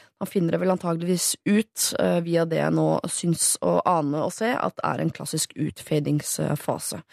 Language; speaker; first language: Norwegian; native; Norwegian